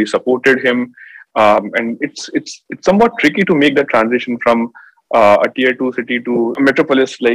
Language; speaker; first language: English; non-native, local second language; Marathi